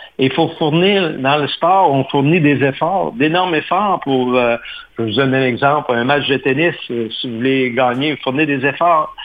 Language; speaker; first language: French; native; French